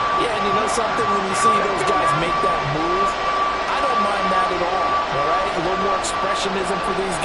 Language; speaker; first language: English; native; English